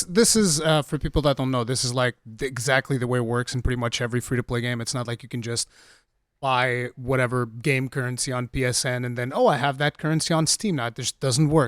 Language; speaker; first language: English; native; English